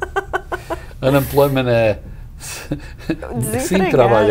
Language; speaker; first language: Portuguese; non-native, fluent; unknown